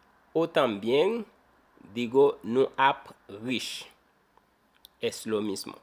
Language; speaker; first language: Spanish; non-native, fluent; Haitian Creole